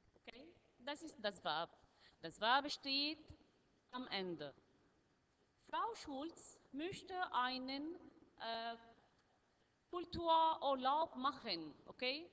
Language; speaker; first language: German; non-native, learner; Arabic